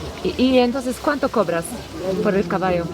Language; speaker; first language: Spanish; non-native, fluent; Polish